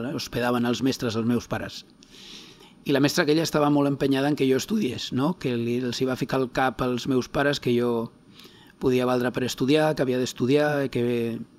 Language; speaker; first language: Catalan; non-native, local second language; Spanish